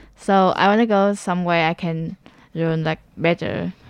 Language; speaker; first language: English; non-native, learner; Vietnamese